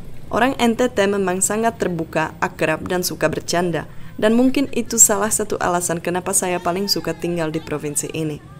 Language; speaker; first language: Indonesian; non-native, fluent; Czech